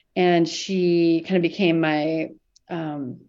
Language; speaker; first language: English; native; English